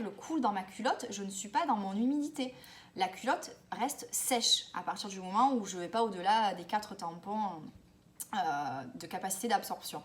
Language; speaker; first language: French; native; French